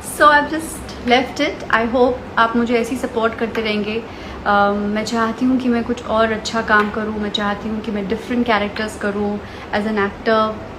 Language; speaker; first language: Hindi; native; Hindi